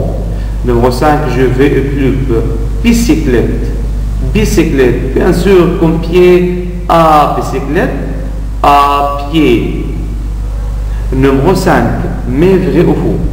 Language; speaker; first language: French; non-native, fluent; Arabic